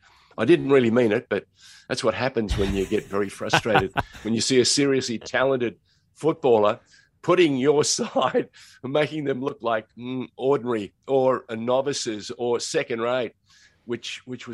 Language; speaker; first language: English; native; English